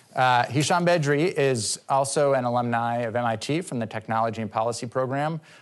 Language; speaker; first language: English; native; English